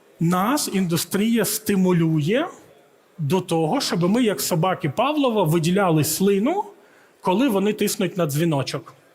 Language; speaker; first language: Ukrainian; early bilingual, heritage; Ukrainian